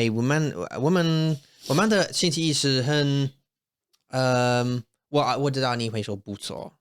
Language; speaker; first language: Chinese; non-native, learner; English